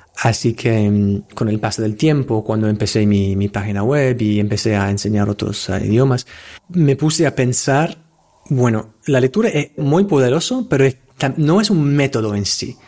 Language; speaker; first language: Spanish; non-native, fluent; English